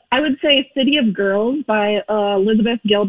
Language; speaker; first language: English; native; English